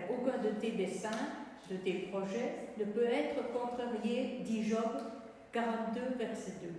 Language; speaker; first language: French; native; French